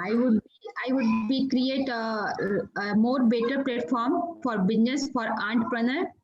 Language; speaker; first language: English; non-native, learner; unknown